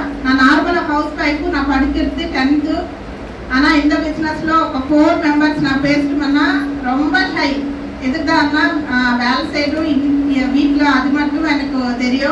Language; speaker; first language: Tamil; non-native, learner; Telugu